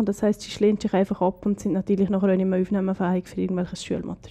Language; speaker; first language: German; native; German